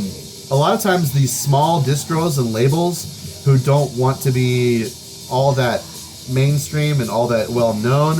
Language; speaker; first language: English; native; English